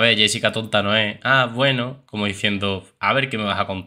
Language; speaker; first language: Spanish; native; Spanish